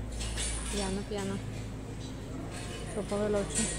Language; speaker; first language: Italian; non-native, learner; Russian